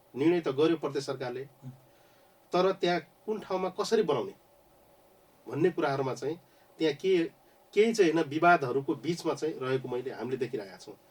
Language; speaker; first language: Nepali; non-native, local second language; Rana Tharu